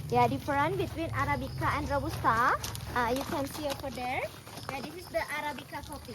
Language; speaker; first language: English; non-native, fluent; Indonesian